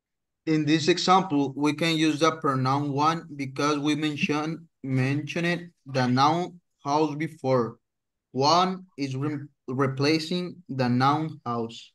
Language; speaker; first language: English; non-native, learner; Spanish